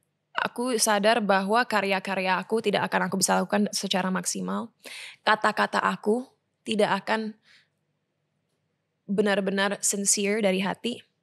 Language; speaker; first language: Indonesian; early bilingual, heritage; Indonesian